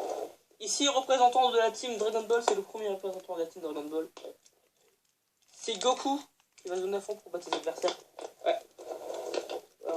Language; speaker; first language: French; native; French